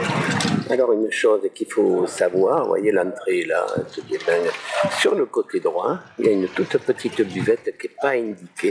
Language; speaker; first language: French; native; French